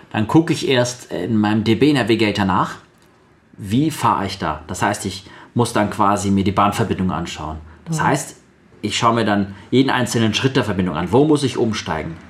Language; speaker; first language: German; early bilingual, other home language; Russian